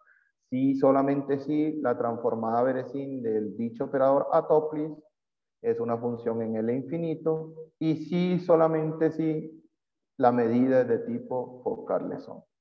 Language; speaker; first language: Spanish; native; Spanish